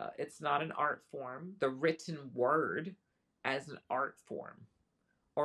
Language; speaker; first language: English; native; English